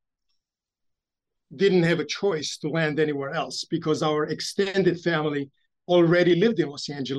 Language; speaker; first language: English; early bilingual, other home language; Romanian